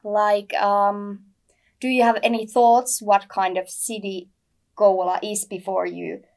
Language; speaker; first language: English; non-native, fluent; Finnish